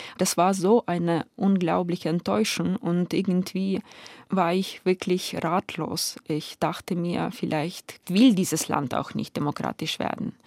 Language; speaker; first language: German; non-native, fluent; Ukrainian